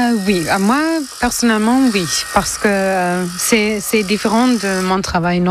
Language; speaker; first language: French; non-native, fluent; German